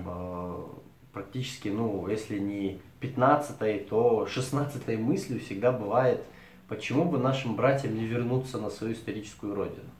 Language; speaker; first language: Russian; native; Russian